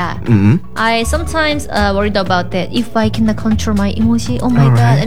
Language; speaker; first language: English; non-native, learner; Korean